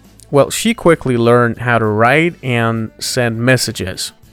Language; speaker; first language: English; non-native, fluent; Persian